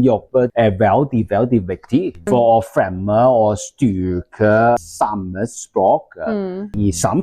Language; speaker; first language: Norwegian; non-native, learner; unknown